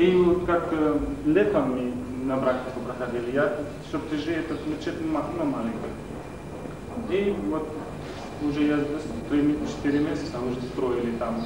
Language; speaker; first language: Russian; non-native, learner; Arabic